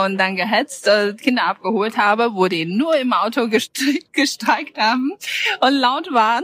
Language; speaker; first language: German; non-native, fluent; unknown